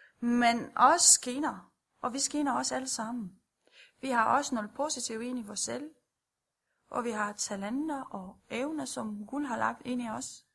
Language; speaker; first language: Danish; non-native, fluent; Romanian